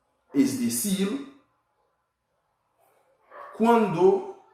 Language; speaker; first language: Spanish; non-native, fluent; Haitian Creole